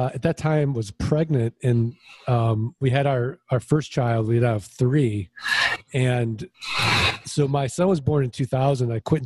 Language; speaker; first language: English; native; English